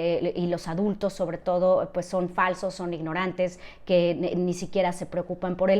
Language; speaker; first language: Spanish; native; Spanish